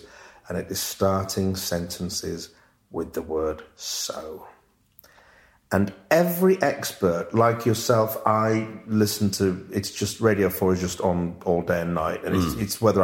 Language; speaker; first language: English; native; English